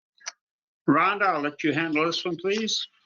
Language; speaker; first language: English; native; English